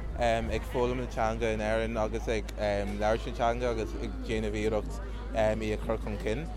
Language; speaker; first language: Irish; non-native, local second language; English